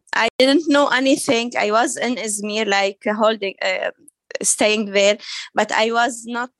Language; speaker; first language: English; non-native, learner; Arabic